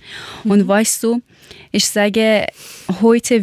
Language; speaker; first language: German; non-native, learner; Persian